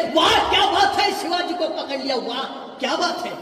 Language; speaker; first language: Hindi; non-native, local second language; Marathi